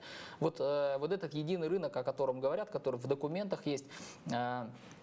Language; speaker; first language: Russian; native; Russian